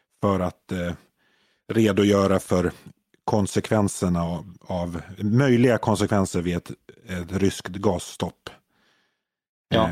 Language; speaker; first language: Swedish; native; Swedish